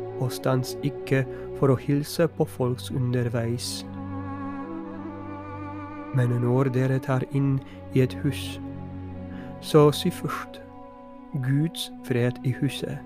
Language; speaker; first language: Norwegian; non-native, fluent; Polish